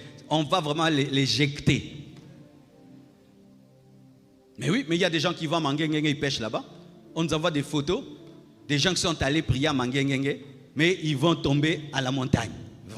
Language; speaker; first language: French; non-native, local second language; Lingala